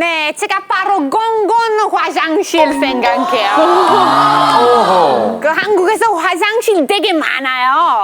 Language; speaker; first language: Korean; non-native, fluent; Italian